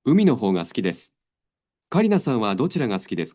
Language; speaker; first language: Japanese; non-native, learner; Indonesian